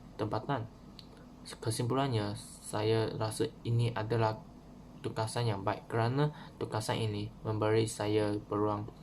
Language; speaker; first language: Malay; non-native, local second language; Chinese